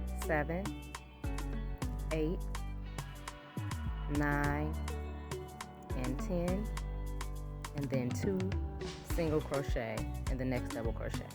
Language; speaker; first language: English; native; English